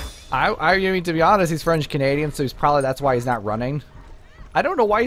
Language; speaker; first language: English; native; English